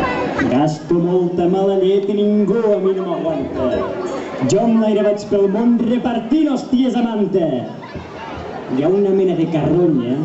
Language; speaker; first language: Catalan; native; Catalan